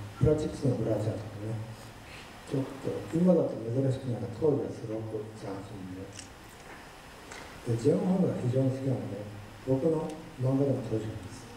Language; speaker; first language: Japanese; native; Japanese